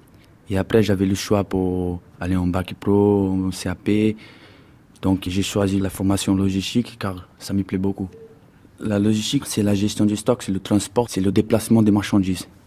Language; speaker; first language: French; non-native, fluent; Portuguese